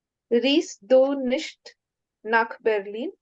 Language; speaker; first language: German; non-native, learner; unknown